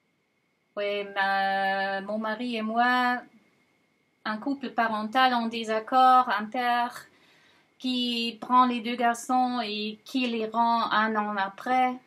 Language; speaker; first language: French; non-native, fluent; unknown